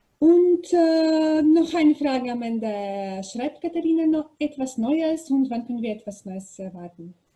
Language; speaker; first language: German; non-native, learner; Macedonian